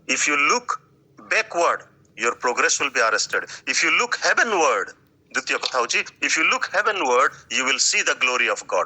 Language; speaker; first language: English; non-native, local second language; Odia